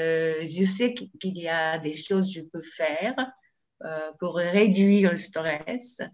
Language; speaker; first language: French; non-native, learner; Japanese